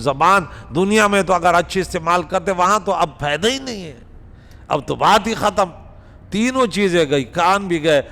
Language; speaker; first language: Urdu; non-native, local second language; Pashto